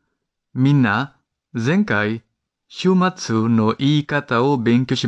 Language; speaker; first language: Japanese; non-native, fluent; Spanish